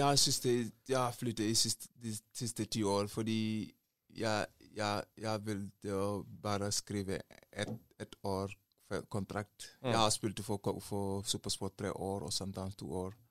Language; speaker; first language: Norwegian; non-native, learner; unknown